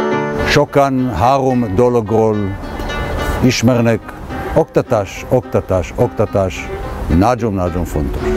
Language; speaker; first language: Hungarian; non-native, learner; Hebrew